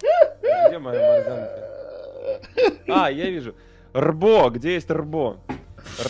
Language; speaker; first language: Russian; native; Russian